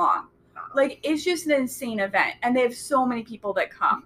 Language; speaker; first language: English; native; English